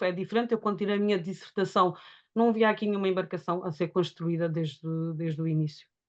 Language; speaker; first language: Portuguese; native; Portuguese